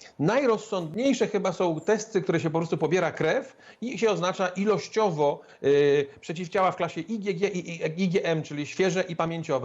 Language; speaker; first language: Polish; native; Polish